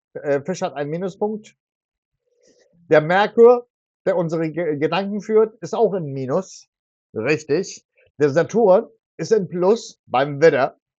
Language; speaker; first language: German; non-native, fluent; Turkish